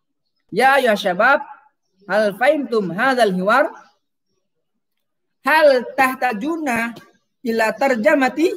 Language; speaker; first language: Arabic; non-native, fluent; Indonesian